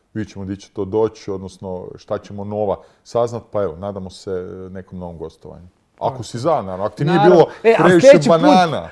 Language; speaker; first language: Croatian; native; Croatian